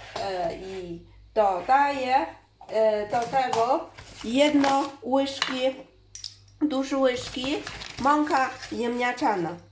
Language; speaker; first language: Polish; non-native, learner; Chinese